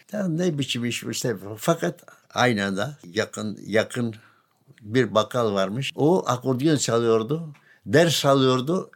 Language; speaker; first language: Turkish; non-native, local second language; Greek